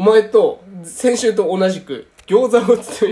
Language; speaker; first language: Japanese; native; Japanese